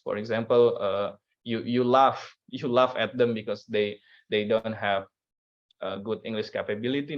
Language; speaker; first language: English; non-native, learner; Indonesian